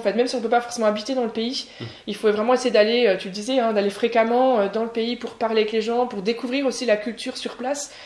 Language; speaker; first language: French; native; French